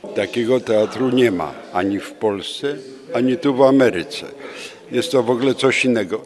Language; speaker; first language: Polish; native; Polish